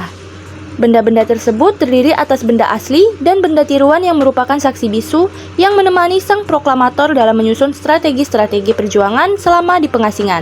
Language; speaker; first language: Indonesian; native; Indonesian